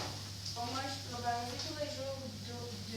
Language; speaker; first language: French; non-native, learner; Portuguese